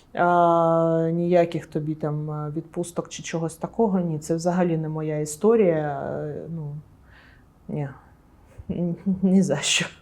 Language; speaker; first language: Ukrainian; non-native, local second language; Russian